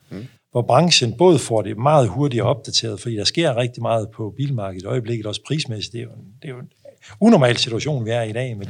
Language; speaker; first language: Danish; native; Danish